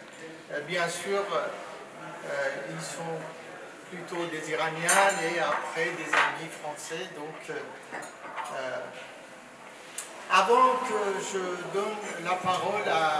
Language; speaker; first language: French; non-native, fluent; Persian